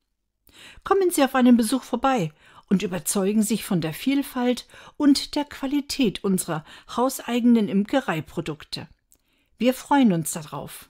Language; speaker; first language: German; native; German